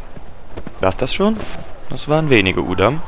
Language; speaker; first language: German; native; German